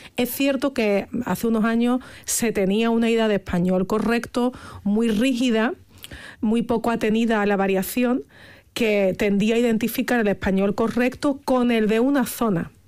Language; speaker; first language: Spanish; native; Spanish